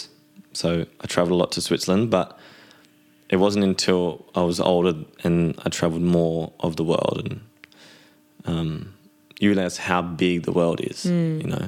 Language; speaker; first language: English; native; English